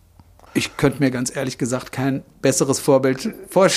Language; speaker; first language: German; native; German